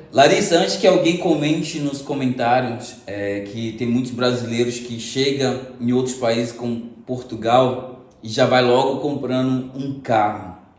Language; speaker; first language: Portuguese; native; Portuguese